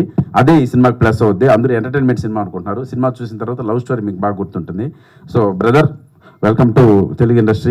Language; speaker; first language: Telugu; native; Telugu